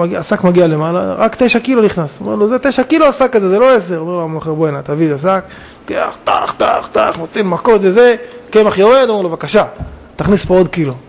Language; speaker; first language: Hebrew; native; Hebrew